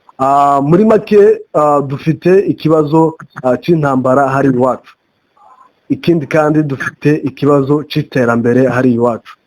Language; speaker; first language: Kinyarwanda; native; Kinyarwanda